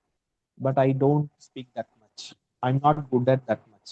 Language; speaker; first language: English; non-native, learner; Tamil